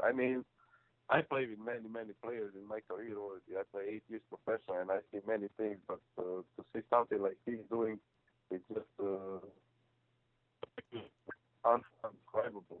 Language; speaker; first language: English; non-native, fluent; Slovenian